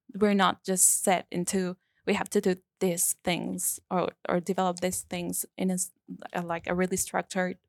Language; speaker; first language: English; non-native, fluent; Spanish